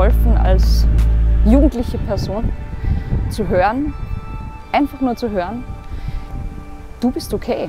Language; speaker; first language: German; native; German